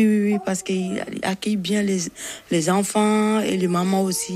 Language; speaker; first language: French; non-native, learner; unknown